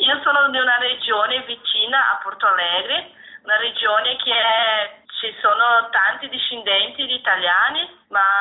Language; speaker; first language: Italian; non-native, learner; Portuguese